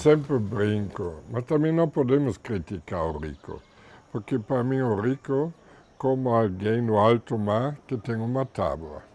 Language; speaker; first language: Portuguese; non-native, fluent; German